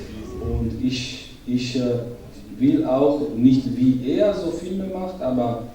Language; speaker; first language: German; non-native, learner; Georgian